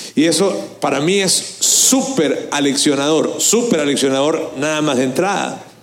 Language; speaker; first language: Spanish; native; Spanish